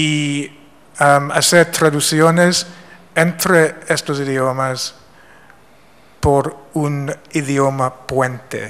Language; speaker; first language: Spanish; non-native, fluent; English